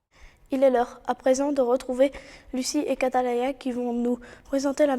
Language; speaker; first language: French; native; French